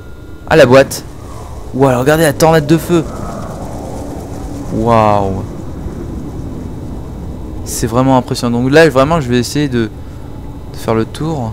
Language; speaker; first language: French; native; French